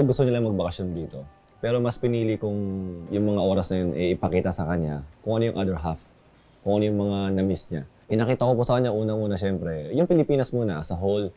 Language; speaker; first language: Filipino; native; Filipino